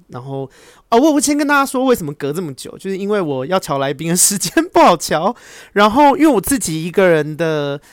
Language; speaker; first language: Chinese; native; Chinese